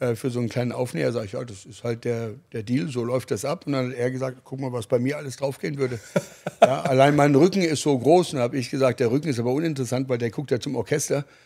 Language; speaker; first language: German; early bilingual, other home language; English